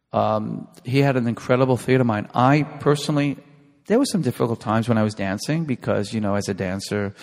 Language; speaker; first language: English; native; English